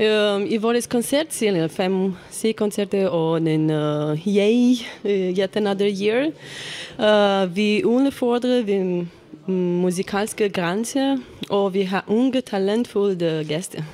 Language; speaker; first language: Danish; non-native, learner; Romanian